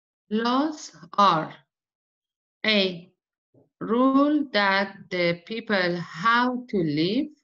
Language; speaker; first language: English; non-native, learner; Persian